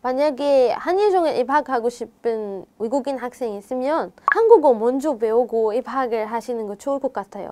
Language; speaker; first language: Korean; non-native, fluent; Arabic